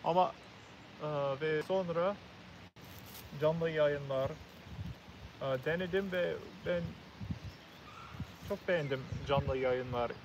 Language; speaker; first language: Turkish; non-native, learner; English